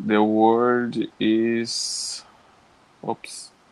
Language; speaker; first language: English; non-native, learner; Portuguese